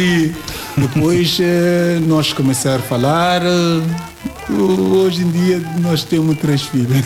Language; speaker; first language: Portuguese; non-native, learner; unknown